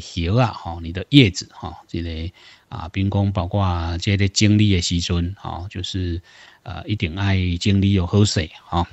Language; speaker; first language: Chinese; non-native, local second language; Min Nan Chinese